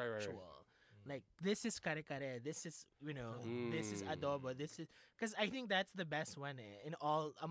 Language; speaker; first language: English; non-native, local second language; Filipino